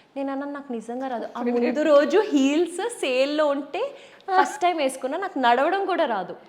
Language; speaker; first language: Telugu; native; Telugu